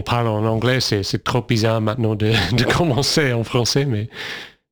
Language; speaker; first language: French; non-native, fluent; English